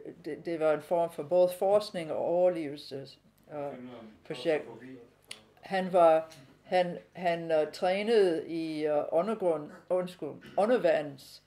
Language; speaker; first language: Danish; non-native, fluent; English